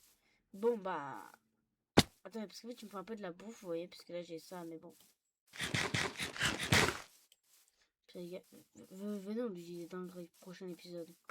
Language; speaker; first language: French; native; French